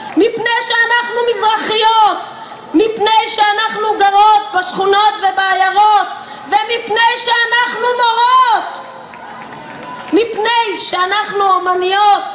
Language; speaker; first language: Hebrew; native; Hebrew